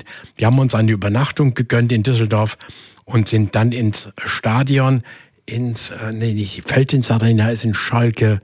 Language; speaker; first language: German; native; German